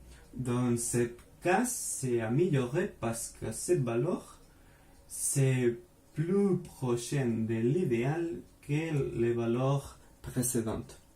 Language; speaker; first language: French; non-native, fluent; Spanish